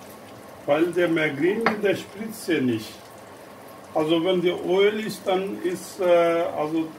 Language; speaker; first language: German; non-native, learner; Urdu